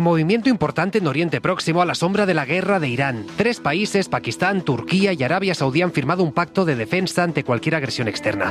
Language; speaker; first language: Spanish; native; Spanish